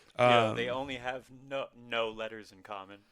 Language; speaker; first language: English; native; English